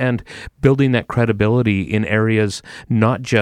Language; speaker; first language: English; native; English